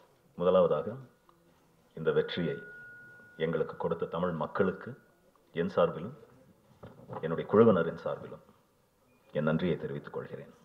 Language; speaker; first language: Tamil; native; Tamil